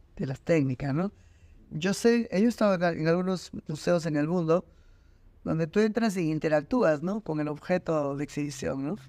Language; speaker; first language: Spanish; native; Spanish